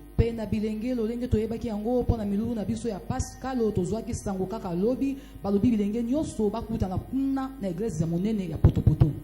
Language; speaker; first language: Lingala; native; Lingala